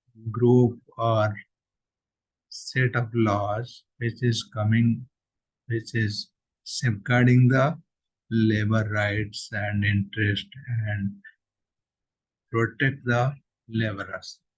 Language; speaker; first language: English; non-native, local second language; Odia